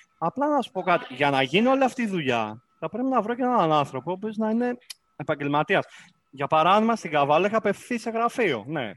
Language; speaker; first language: Greek; native; Greek